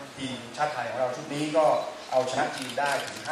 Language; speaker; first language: Thai; native; Thai